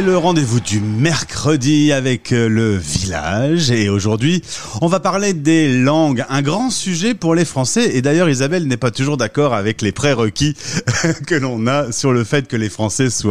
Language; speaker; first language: French; native; French